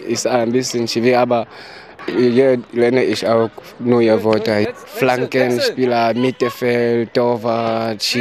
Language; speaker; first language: German; non-native, learner; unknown